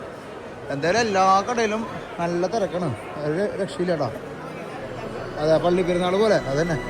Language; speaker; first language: Malayalam; native; Malayalam